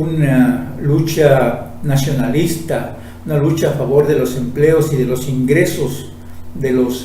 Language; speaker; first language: Spanish; native; Spanish